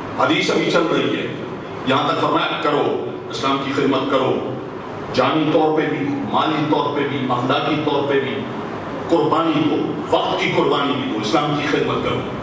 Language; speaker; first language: Urdu; non-native, local second language; Pashto